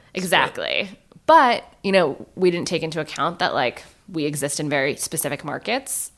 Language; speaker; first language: English; native; English